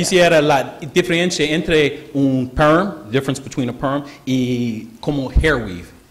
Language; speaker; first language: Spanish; non-native, learner; English